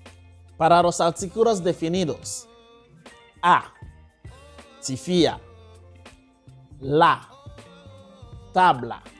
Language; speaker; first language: Spanish; non-native, local second language; Haitian Creole